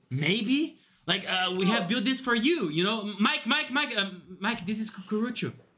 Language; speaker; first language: English; non-native, fluent; Portuguese